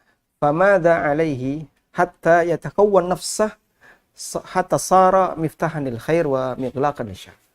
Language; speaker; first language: Arabic; non-native, fluent; Indonesian